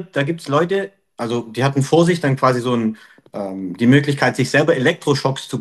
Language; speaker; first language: German; native; German